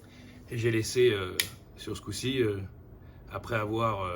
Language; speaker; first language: French; native; French